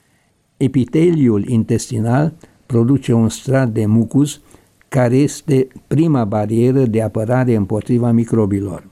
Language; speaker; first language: Romanian; native; Romanian